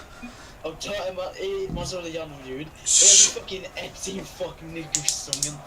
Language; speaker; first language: Swedish; native; Swedish